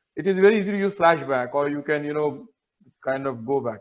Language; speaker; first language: English; non-native, local second language; Hindi